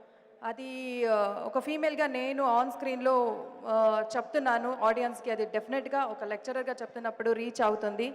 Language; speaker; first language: Telugu; non-native, fluent; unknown